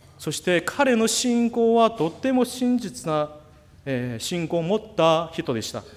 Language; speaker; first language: Japanese; non-native, fluent; Korean